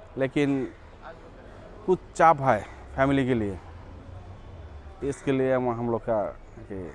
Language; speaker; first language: Hindi; non-native, local second language; Bangla